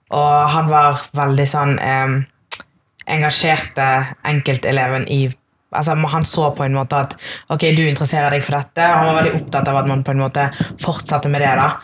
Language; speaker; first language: Norwegian; early bilingual, other home language; Tamil